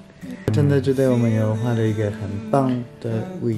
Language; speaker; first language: Chinese; non-native, learner; French